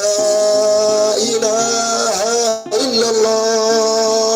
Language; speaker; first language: Arabic; native; Arabic